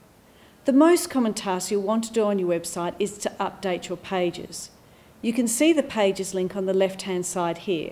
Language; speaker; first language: English; native; English